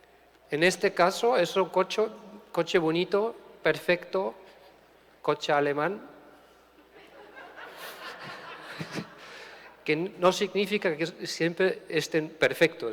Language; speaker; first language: Spanish; non-native, fluent; German